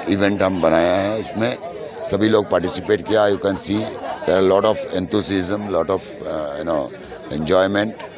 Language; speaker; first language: Hindi; non-native, local second language; Bangla